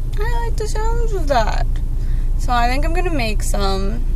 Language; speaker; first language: English; native; English